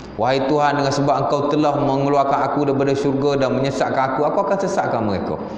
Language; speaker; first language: Malay; native; Malay